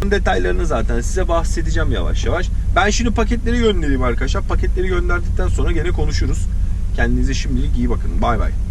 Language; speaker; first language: Turkish; early bilingual, heritage; Turkish